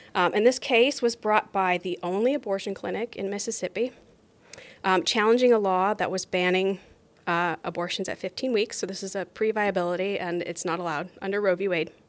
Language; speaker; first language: English; native; English